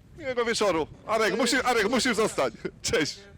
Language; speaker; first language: Polish; native; Polish